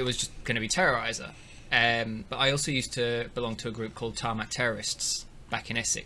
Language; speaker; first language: English; native; English